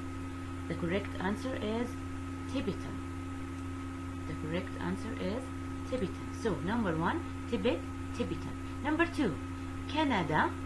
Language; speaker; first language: English; non-native, fluent; Arabic